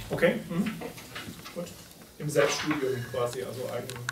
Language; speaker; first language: German; native; German